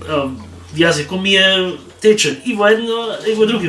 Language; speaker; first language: Macedonian; early bilingual, heritage; Macedonian